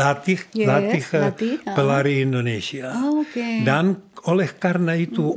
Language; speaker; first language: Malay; non-native, learner; Czech